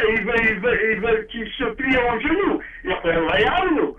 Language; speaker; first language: French; non-native, local second language; Arabic